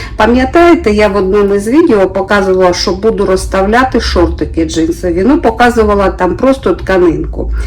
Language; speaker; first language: Ukrainian; non-native, local second language; Russian